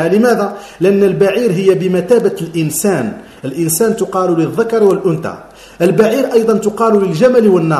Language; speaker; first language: Arabic; native; Arabic